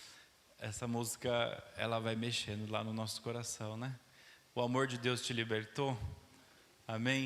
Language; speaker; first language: Portuguese; native; Portuguese